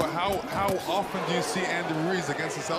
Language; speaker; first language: English; native; English